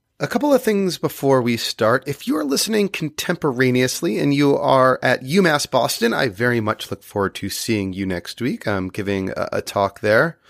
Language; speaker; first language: English; native; English